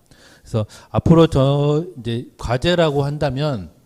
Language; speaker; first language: Korean; native; Korean